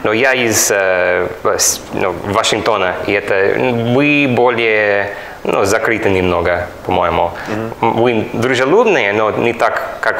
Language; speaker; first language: Russian; non-native, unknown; English